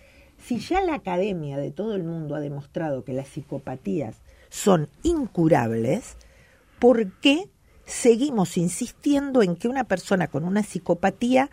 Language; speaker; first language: Spanish; native; Spanish